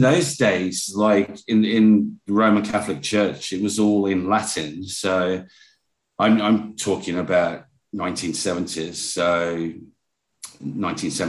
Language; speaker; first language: English; native; English